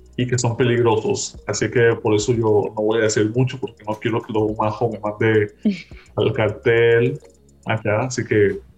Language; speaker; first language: Spanish; native; Spanish